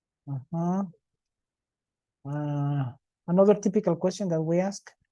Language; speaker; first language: English; non-native, fluent; Spanish